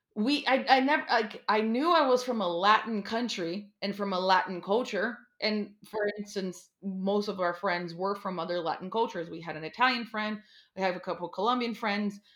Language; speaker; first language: English; non-native, fluent; Portuguese